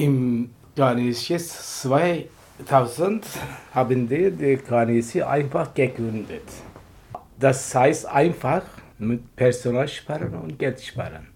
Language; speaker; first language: German; non-native, learner; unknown